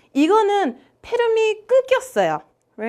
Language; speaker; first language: Korean; non-native, learner; English